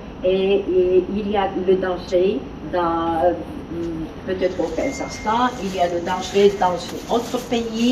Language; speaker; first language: French; non-native, learner; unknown